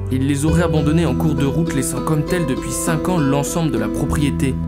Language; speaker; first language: French; native; French